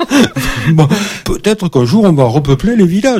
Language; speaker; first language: French; native; French